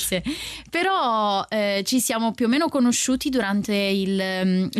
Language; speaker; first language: Italian; non-native, fluent; Portuguese